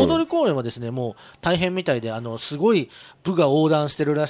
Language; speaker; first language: Japanese; native; Japanese